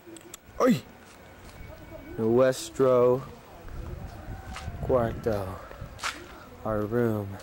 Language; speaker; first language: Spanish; non-native, learner; English